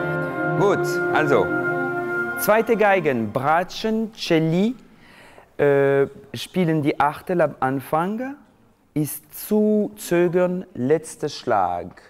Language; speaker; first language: German; non-native, fluent; French